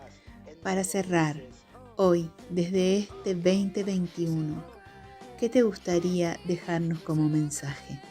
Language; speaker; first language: Spanish; native; Spanish